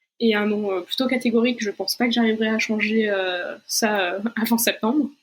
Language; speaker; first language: French; non-native, fluent; Portuguese